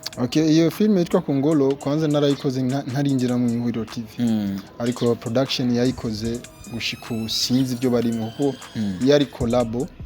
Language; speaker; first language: Rundi; non-native, local second language; Swahili